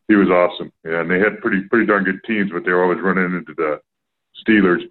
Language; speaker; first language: English; native; English